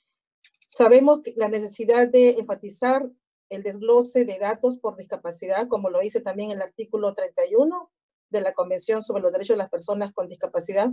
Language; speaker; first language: Spanish; native; Spanish